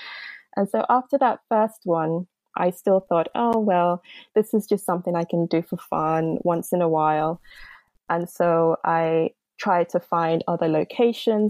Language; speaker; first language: English; non-native, local second language; Yoruba